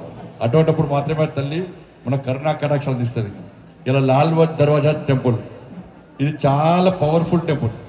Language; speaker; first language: Telugu; native; Telugu